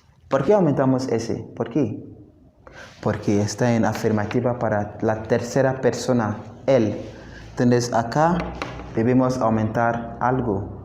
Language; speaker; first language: Spanish; non-native, fluent; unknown